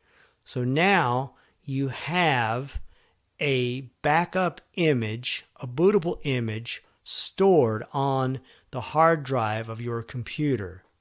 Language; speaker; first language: English; native; English